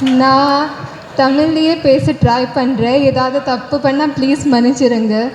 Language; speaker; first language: Tamil; non-native, learner; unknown